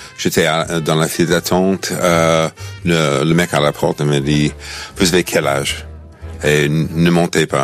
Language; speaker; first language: French; non-native, fluent; English